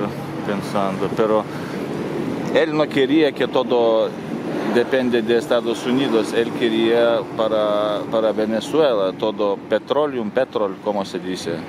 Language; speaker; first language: Spanish; non-native, learner; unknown